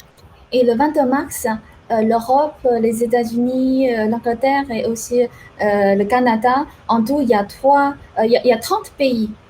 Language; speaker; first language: French; non-native, fluent; Chinese